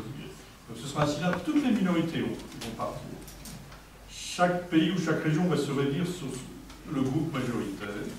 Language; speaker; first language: French; native; French